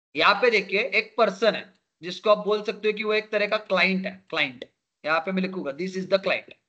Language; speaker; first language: Hindi; non-native, local second language; Marathi